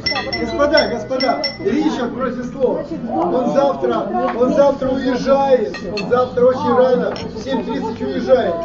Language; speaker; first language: Russian; native; Russian